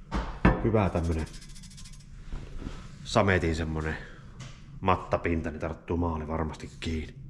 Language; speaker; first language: Finnish; native; Finnish